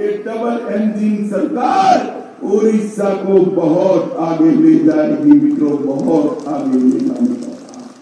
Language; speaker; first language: Hindi; non-native, local second language; Gujarati